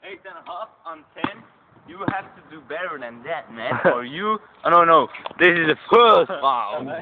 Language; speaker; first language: English; non-native, learner; Dutch